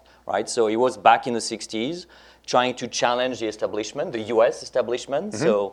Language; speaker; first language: English; non-native, fluent; French